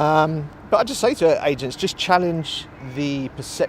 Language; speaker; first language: English; native; English